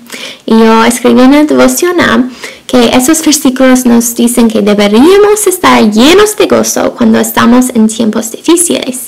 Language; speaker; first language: Spanish; non-native, fluent; English